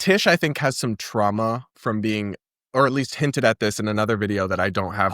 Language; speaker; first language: English; native; English